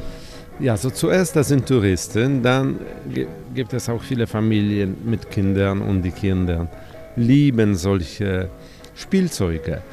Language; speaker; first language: German; non-native, fluent; Polish